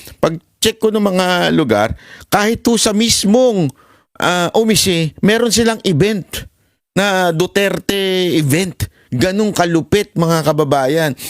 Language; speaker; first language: Filipino; native; Filipino